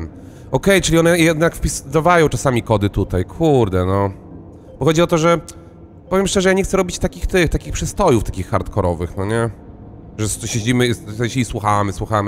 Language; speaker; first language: Polish; native; Polish